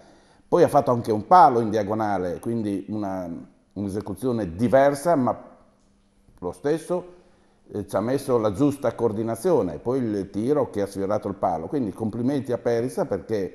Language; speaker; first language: Italian; native; Italian